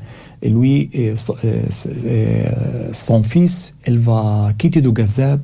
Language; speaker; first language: French; non-native, learner; Arabic